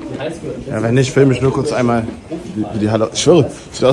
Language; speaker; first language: German; native; German